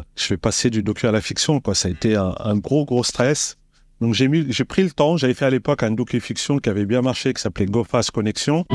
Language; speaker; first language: French; native; French